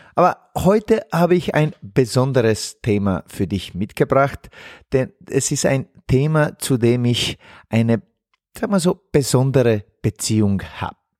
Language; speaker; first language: German; non-native, fluent; Bosnian